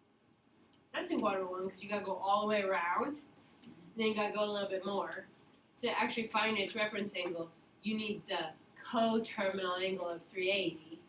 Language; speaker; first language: English; native; English